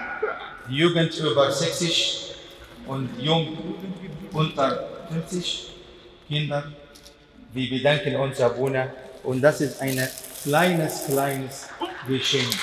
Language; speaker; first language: German; non-native, learner; Arabic